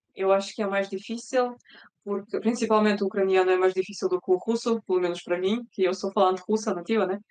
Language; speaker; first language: Portuguese; early bilingual, other home language; Russian